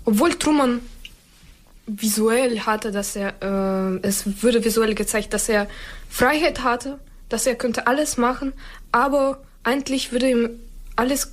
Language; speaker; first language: German; non-native, learner; Ukrainian